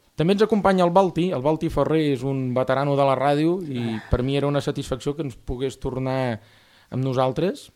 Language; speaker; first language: Catalan; native; Catalan